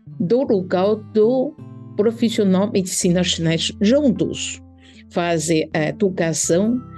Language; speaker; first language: Portuguese; non-native, learner; Chinese